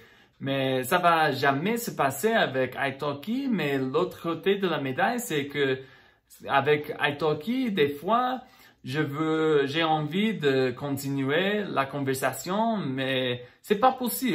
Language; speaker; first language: French; non-native, fluent; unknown